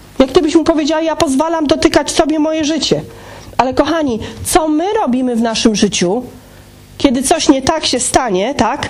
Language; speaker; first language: Polish; native; Polish